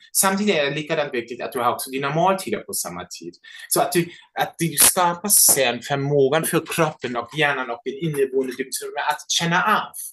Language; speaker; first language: Swedish; non-native, fluent; German